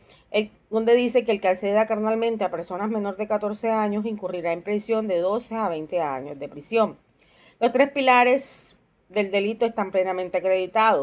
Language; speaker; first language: Spanish; native; Spanish